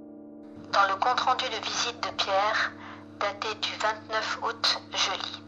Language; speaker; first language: French; native; French